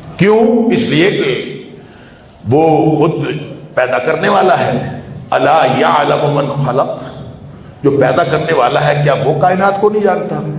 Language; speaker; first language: Urdu; non-native, local second language; Punjabi